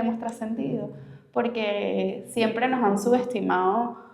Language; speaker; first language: Spanish; native; Spanish